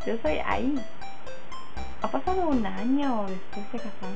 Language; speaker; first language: Spanish; non-native, learner; Japanese